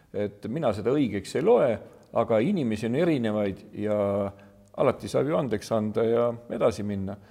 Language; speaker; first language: Estonian; native; Estonian